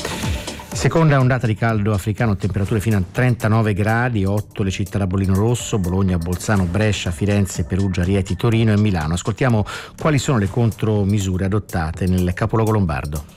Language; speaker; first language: Italian; native; Italian